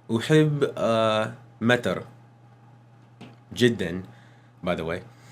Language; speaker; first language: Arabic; non-native, learner; English